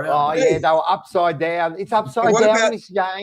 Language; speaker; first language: English; native; English